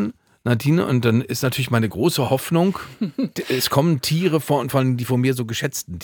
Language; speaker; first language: German; native; German